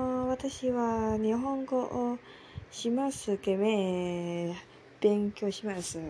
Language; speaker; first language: Japanese; non-native, learner; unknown